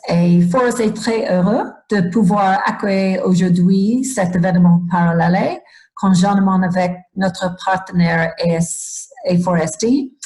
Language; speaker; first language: French; non-native, fluent; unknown